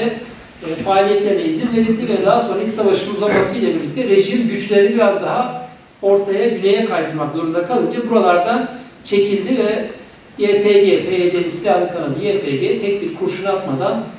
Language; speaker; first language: Turkish; native; Turkish